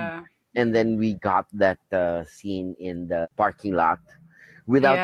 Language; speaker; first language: English; non-native, local second language; Filipino